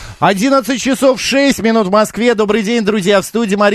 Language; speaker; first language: Russian; native; Russian